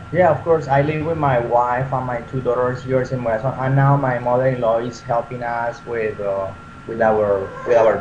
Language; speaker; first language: English; non-native, learner; Spanish